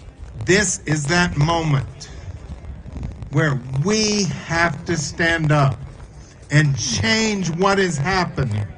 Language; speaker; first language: English; native; English